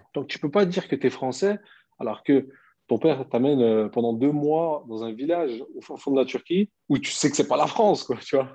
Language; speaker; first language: French; early bilingual, other home language; Turkish